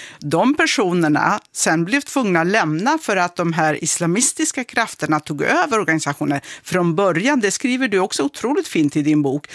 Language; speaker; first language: Swedish; early bilingual, other home language; Kurdish